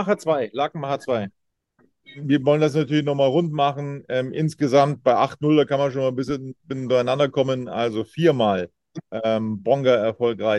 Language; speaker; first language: German; native; German